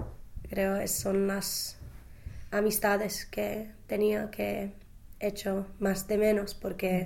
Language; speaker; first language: Spanish; non-native, fluent; English